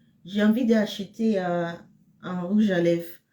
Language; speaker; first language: French; non-native, fluent; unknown